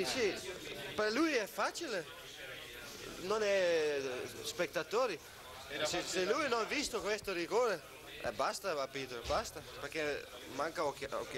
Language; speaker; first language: Italian; non-native, learner; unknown